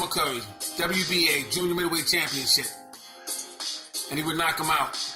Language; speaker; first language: English; native; English